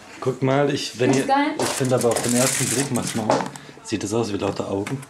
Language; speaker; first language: German; native; German